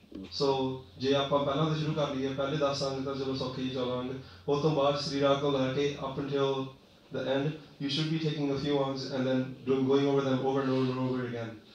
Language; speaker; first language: English; early bilingual, other home language; Punjabi